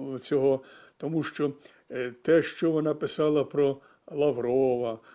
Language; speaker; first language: Ukrainian; native; Ukrainian